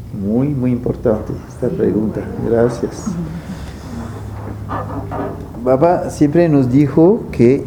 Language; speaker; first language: Spanish; non-native, fluent; French